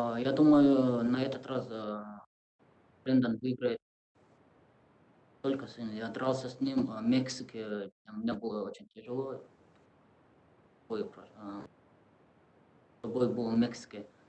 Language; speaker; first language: Russian; non-native, local second language; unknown